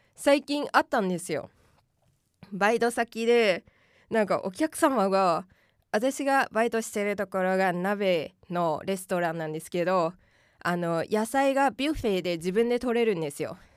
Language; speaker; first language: Japanese; non-native, fluent; Korean